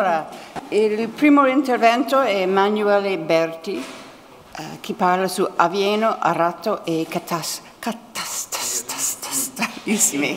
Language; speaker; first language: Italian; non-native, learner; English